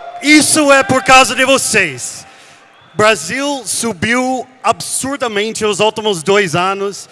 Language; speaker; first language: Portuguese; non-native, fluent; English